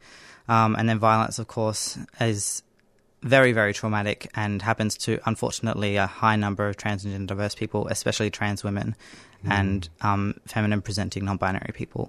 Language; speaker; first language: English; native; English